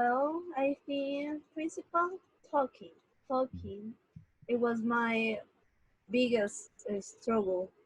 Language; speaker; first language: English; non-native, learner; Spanish